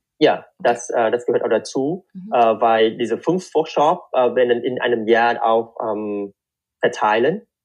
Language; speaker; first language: German; non-native, fluent; Vietnamese